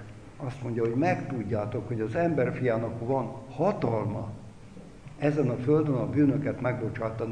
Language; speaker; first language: Hungarian; native; Hungarian